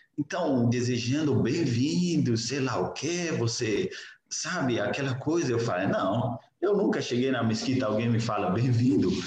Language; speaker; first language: Portuguese; non-native, fluent; Hausa